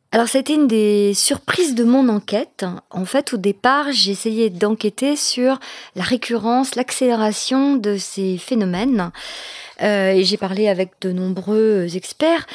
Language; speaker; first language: French; native; French